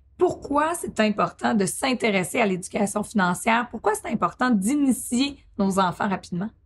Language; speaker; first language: French; native; French